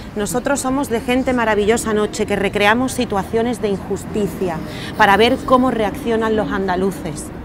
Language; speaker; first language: Spanish; native; Spanish